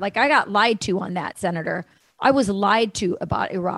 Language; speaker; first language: English; native; English